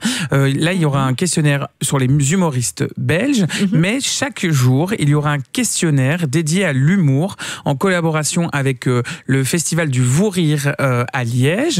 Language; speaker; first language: French; native; French